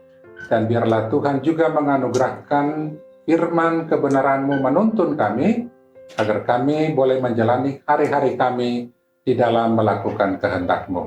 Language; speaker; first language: Malay; native; Malay